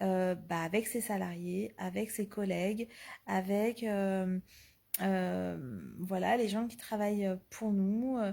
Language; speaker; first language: French; native; French